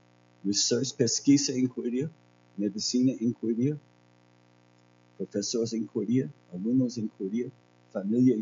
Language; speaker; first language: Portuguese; non-native, learner; English